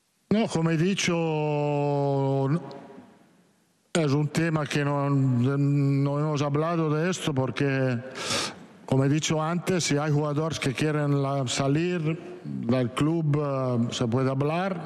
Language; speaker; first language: Spanish; non-native, fluent; Italian